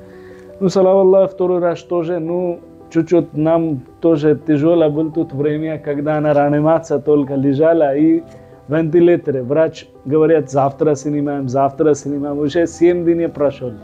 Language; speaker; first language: Russian; non-native, learner; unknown